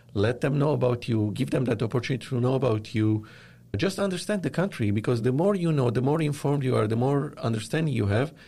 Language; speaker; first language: English; non-native, fluent; Arabic